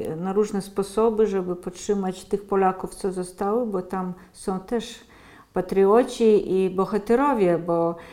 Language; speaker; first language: Polish; early bilingual, heritage; Polish